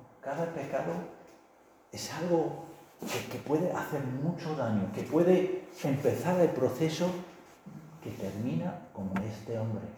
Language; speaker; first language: Spanish; non-native, fluent; English